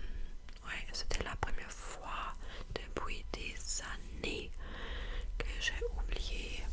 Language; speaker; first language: French; non-native, fluent; English